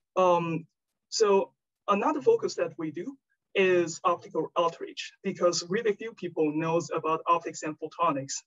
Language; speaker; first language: English; non-native, fluent; Chinese